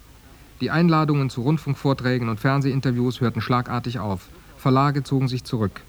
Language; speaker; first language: German; native; German